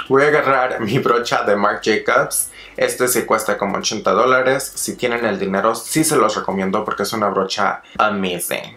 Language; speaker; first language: Spanish; early bilingual, heritage; Spanish